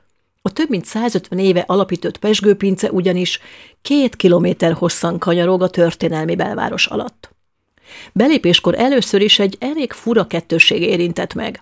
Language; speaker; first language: Hungarian; native; Hungarian